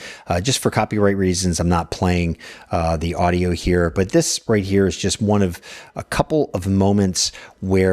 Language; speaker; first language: English; native; English